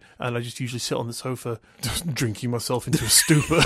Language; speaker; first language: English; native; English